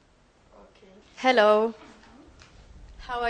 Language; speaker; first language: English; non-native, learner; French